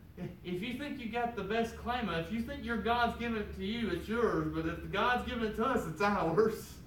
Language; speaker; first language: English; native; English